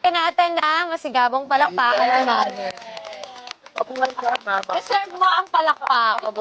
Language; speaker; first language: Filipino; native; Filipino